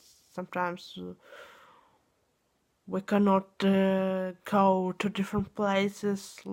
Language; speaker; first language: English; non-native, learner; Russian